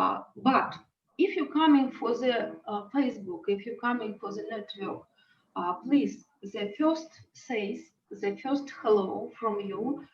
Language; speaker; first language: English; non-native, learner; Russian